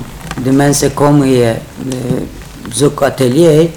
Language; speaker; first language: Dutch; non-native, learner; Turkish